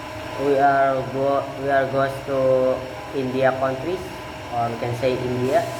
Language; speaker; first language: English; non-native, learner; Indonesian